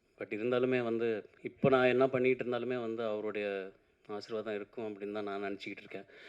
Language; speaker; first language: Tamil; non-native, local second language; Telugu